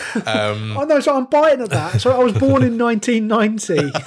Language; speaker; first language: English; native; English